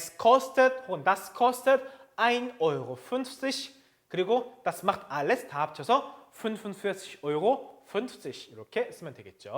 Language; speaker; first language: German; non-native, fluent; Korean